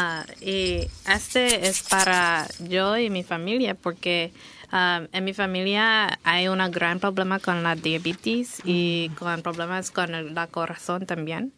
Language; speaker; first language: Spanish; non-native, fluent; English